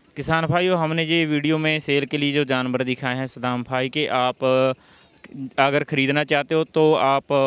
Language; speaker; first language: Hindi; non-native, local second language; Punjabi